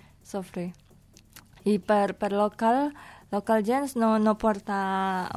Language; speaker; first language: Catalan; non-native, learner; Indonesian